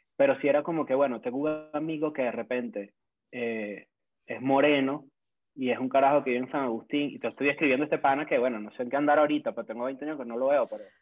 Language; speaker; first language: Spanish; native; Spanish